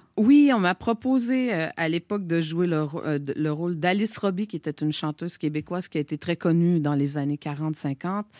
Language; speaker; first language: French; native; French